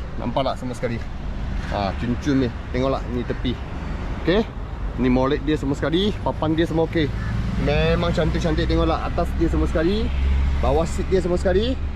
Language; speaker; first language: Malay; non-native, local second language; Chinese